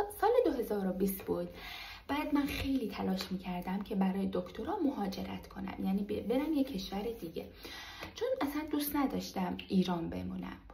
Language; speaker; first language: Persian; non-native, local second language; Azerbaijani